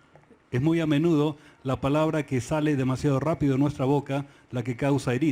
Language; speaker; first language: Spanish; native; Spanish